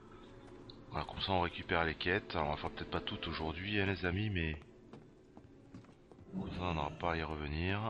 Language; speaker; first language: French; native; French